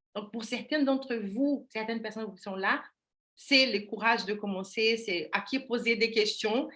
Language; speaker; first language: French; non-native, fluent; Portuguese